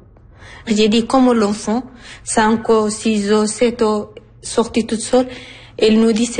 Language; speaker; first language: French; non-native, learner; Arabic